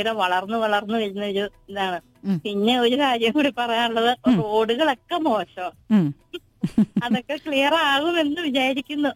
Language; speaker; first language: Malayalam; native; Malayalam